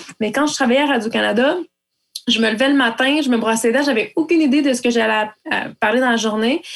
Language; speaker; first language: French; native; French